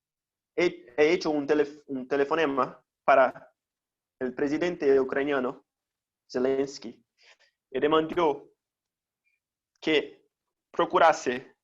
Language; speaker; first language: Spanish; non-native, fluent; Portuguese